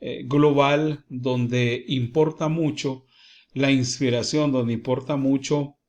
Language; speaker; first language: Spanish; native; Spanish